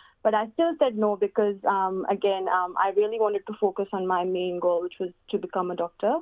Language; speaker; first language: English; early bilingual, other home language; Hindi